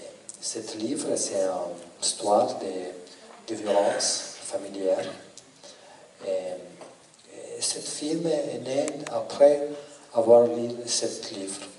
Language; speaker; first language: French; non-native, learner; Italian